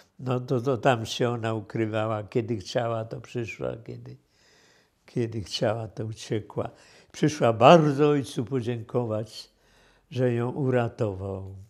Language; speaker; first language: Polish; native; Polish